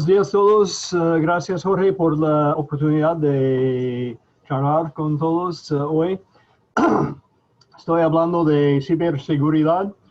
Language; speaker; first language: Spanish; non-native, fluent; English